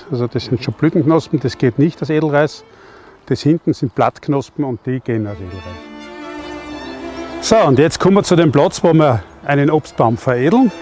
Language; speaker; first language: German; native; German